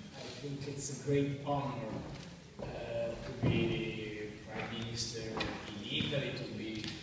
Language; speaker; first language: English; non-native, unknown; Italian